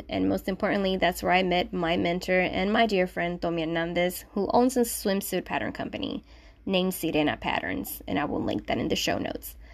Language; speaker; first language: English; non-native, fluent; Spanish